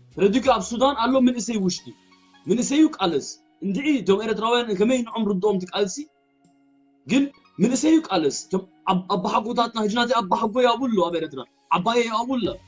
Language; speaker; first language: Tigrinya; early bilingual, heritage; Tigrinya